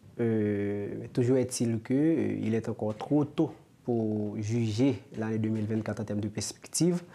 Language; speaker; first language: French; non-native, local second language; Haitian Creole